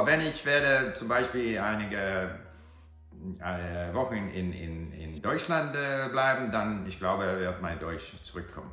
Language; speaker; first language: German; non-native, learner; English